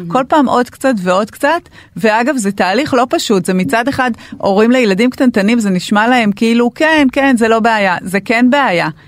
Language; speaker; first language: Hebrew; native; Hebrew